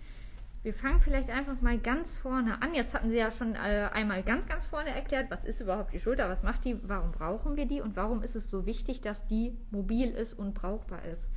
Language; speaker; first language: German; native; German